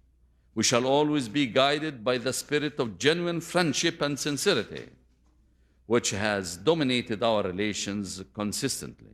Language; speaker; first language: English; non-native, fluent; Arabic